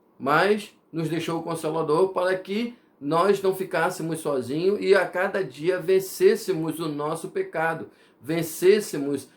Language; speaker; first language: Portuguese; native; Portuguese